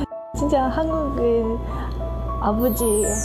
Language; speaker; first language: Korean; non-native, learner; Japanese